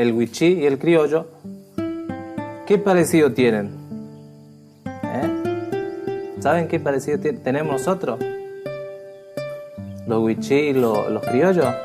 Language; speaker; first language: Spanish; non-native, local second language; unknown